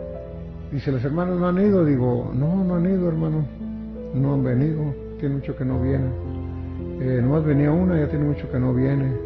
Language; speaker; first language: Spanish; native; Spanish